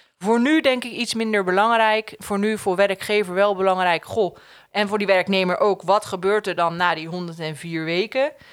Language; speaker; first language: Dutch; native; Dutch